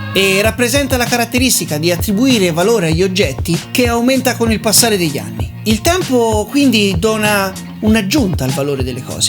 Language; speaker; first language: Italian; native; Italian